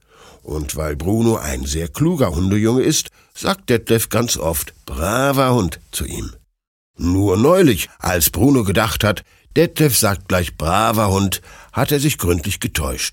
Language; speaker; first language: German; native; German